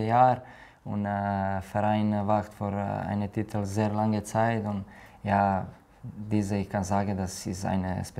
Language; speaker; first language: German; non-native, learner; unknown